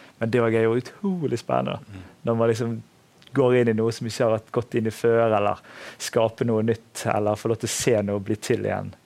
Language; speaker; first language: Norwegian; native; Norwegian